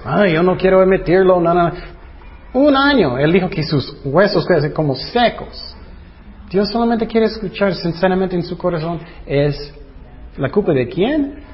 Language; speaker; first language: Spanish; non-native, fluent; English